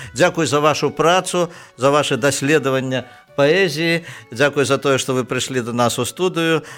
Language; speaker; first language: Belarusian; native; Belarusian